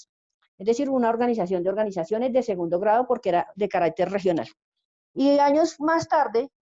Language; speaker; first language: Spanish; native; Spanish